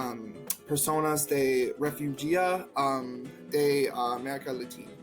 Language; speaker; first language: Spanish; non-native, learner; English